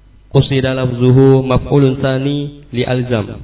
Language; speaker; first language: Arabic; non-native, learner; Indonesian